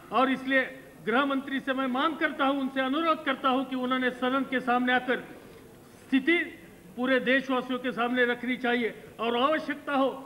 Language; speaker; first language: Hindi; non-native, local second language; Marathi